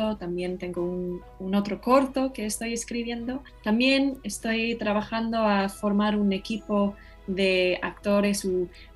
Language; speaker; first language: Spanish; non-native, fluent; English